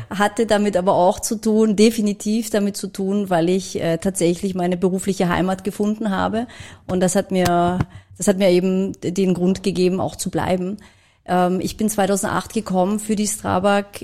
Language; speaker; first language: German; early bilingual, other home language; Polish